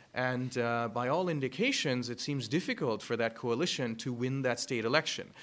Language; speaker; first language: English; early bilingual, other home language; German